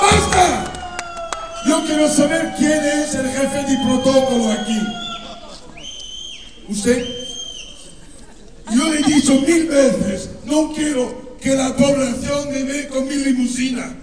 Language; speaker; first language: Spanish; non-native, fluent; Italian